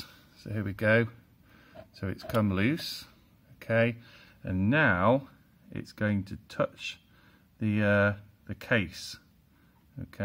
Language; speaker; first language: English; native; English